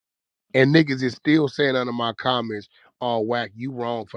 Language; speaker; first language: English; native; English